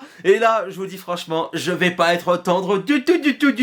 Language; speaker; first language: French; native; French